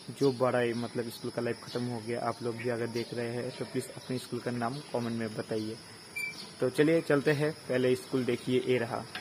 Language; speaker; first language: Hindi; non-native, local second language; Bangla